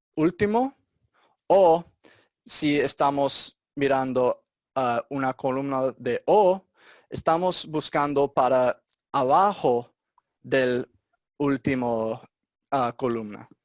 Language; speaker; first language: Spanish; non-native, learner; English